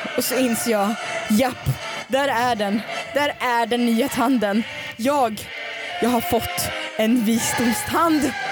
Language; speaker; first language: Swedish; early bilingual, other home language; Russian